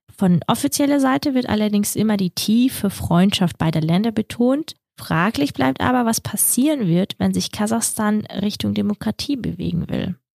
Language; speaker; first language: German; early bilingual, other home language; Russian